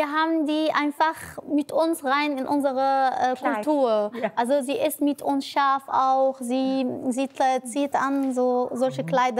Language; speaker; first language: German; non-native, learner; Arabic